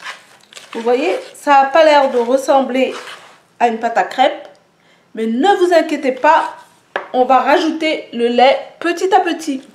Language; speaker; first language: French; native; French